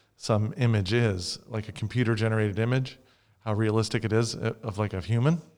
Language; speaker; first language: English; native; English